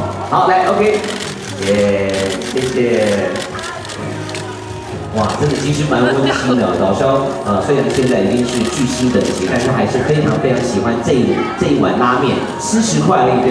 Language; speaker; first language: Chinese; native; Chinese